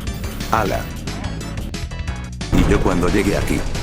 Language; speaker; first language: Spanish; native; Spanish